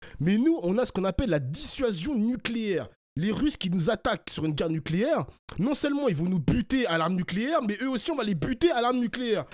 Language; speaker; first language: French; early bilingual, other home language; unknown